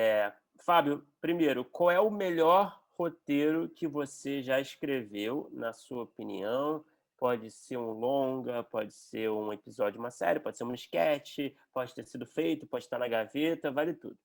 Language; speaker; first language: Portuguese; native; Portuguese